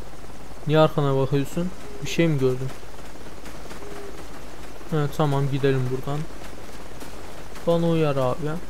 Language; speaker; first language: Turkish; native; Turkish